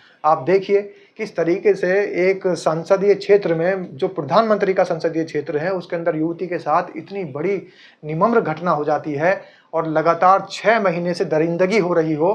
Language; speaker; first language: Hindi; native; Hindi